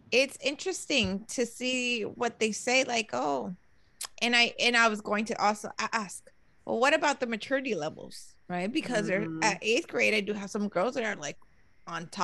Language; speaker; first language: English; early bilingual, other home language; Spanish